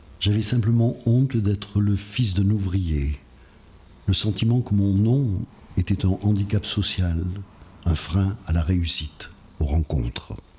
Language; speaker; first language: French; native; French